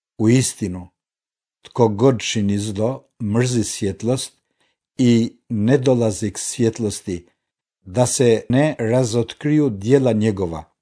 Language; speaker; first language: Croatian; non-native, fluent; Albanian